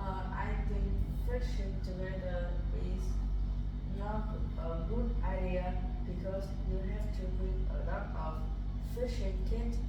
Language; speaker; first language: English; non-native, learner; Vietnamese